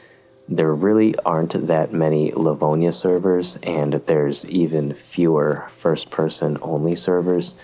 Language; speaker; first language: English; native; English